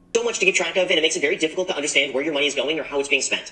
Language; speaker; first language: English; native; English